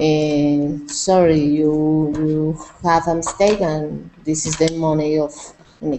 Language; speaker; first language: English; non-native, learner; Spanish